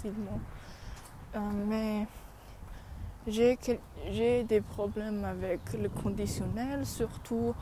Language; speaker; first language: French; non-native, learner; English